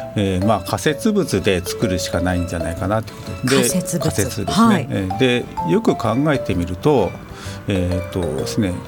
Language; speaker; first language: Japanese; native; Japanese